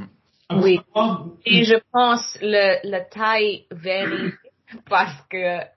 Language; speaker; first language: French; non-native, learner; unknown